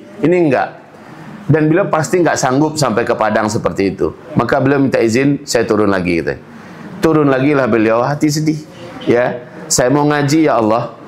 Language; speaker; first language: Malay; non-native, local second language; Minangkabau